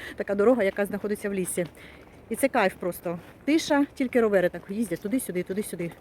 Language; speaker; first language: Ukrainian; non-native, local second language; Russian